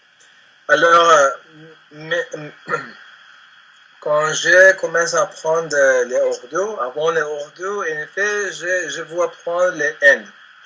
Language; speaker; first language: French; non-native, learner; Spanish